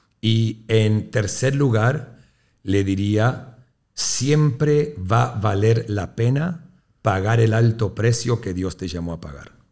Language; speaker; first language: Spanish; early bilingual, heritage; Spanish